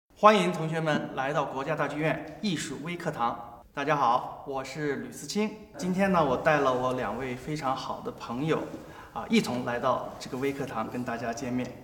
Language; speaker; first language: Chinese; native; Chinese